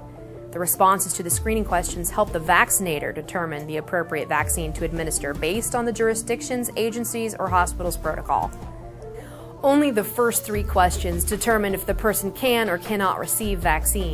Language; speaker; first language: English; native; English